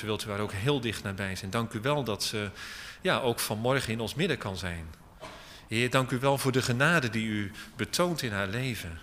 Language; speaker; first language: Dutch; native; Dutch